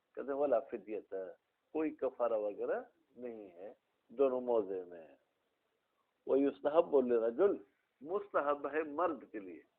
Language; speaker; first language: Urdu; non-native, local second language; Sindhi